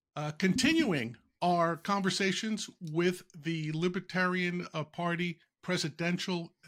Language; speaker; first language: English; native; English